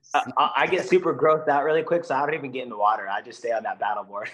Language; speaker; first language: English; non-native, fluent; Portuguese